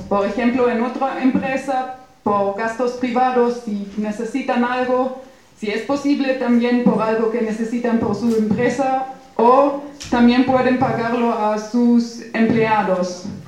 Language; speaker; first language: Spanish; non-native, fluent; German